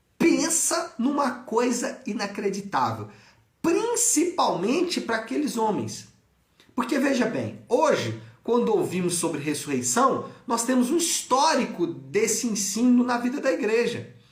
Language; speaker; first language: Portuguese; native; Portuguese